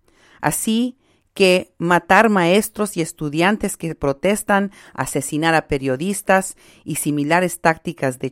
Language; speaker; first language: Spanish; native; Spanish